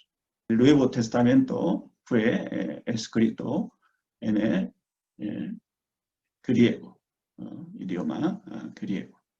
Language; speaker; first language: Spanish; non-native, fluent; Korean